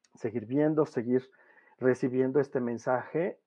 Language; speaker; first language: Spanish; native; Spanish